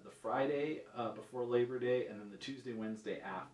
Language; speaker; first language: English; native; English